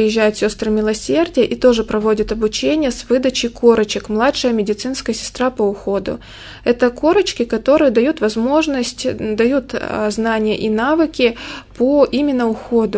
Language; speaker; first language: Russian; native; Russian